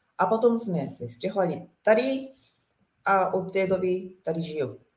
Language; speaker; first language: Czech; non-native, learner; Japanese